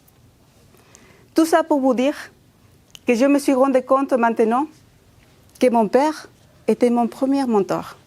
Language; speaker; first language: French; non-native, fluent; Spanish